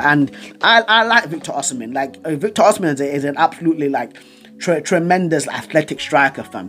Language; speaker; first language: English; native; English